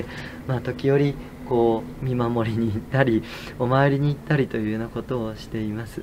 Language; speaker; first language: Japanese; native; Japanese